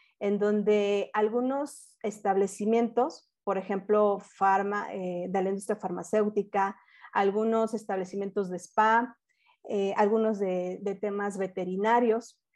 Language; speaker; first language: Spanish; native; Spanish